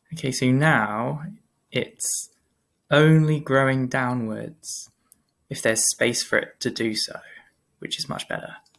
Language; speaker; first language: English; native; English